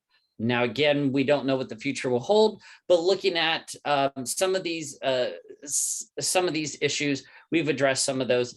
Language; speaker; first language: English; native; English